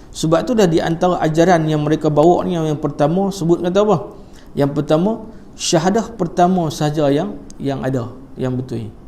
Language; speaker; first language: Malay; native; Malay